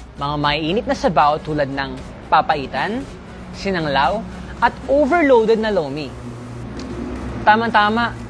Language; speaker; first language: Filipino; non-native, local second language; Iloko